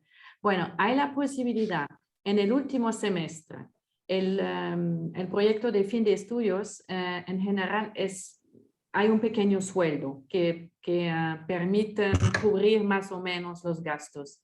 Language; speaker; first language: Spanish; non-native, fluent; French